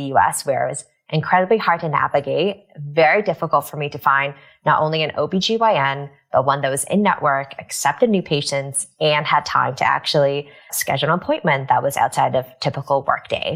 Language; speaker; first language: English; native; English